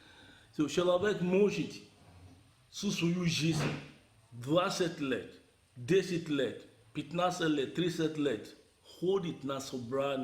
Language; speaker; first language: Russian; non-native, learner; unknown